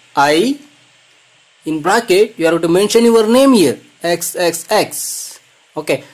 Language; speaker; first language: English; non-native, local second language; Kannada